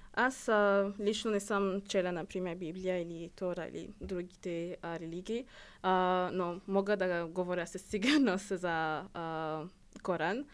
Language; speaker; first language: Bulgarian; non-native, learner; Rundi